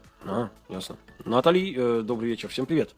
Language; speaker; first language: Russian; non-native, fluent; Armenian